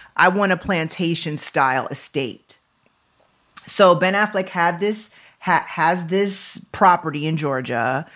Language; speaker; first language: English; native; English